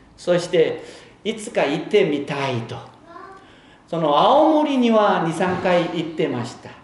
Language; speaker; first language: Japanese; non-native, fluent; Korean